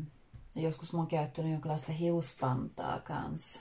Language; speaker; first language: Finnish; early bilingual, heritage; Finnish